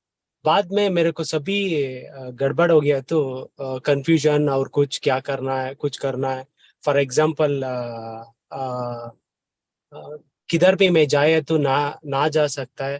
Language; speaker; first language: Hindi; non-native, learner; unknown